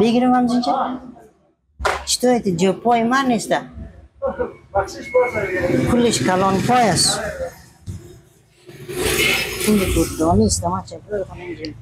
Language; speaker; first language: Persian; non-native, local second language; Hazaragi